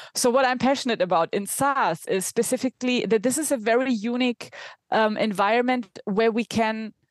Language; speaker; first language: English; non-native, fluent; German